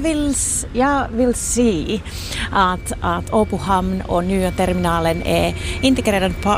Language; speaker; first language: Swedish; non-native, local second language; Finnish